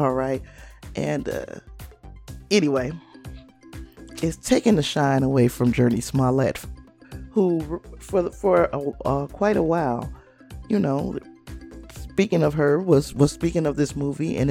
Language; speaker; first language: English; native; English